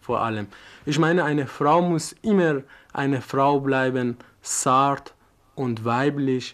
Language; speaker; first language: German; non-native, learner; Persian